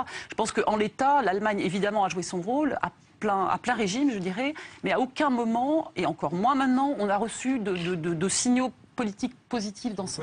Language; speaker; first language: French; native; French